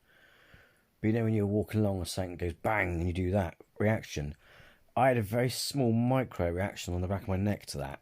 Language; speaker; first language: English; native; English